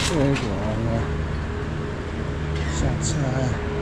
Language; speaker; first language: Chinese; non-native, learner; Korean